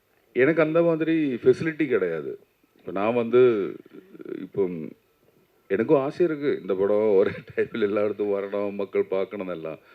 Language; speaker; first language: Tamil; non-native, learner; Malayalam